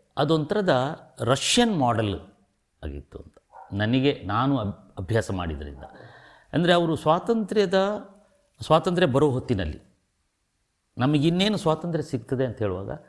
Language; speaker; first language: Kannada; non-native, local second language; Kodava